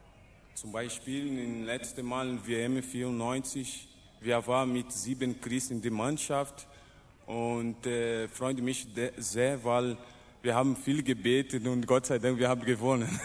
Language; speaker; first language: German; non-native, learner; Portuguese